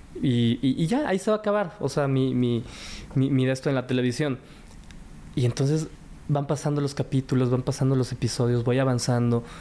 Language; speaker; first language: Spanish; early bilingual, other home language; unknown